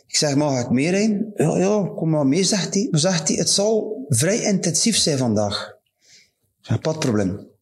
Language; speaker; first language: Dutch; native; Dutch